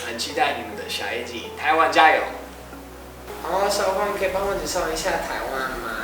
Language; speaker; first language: Chinese; non-native, fluent; Polish